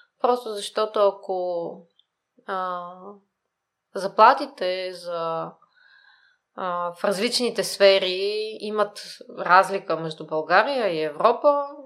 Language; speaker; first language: Bulgarian; native; Bulgarian